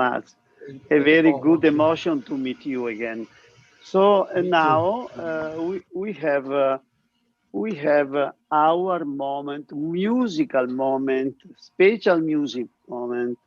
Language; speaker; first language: English; non-native, learner; Italian